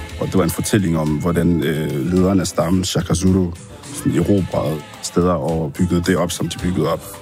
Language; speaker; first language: Danish; early bilingual, other home language; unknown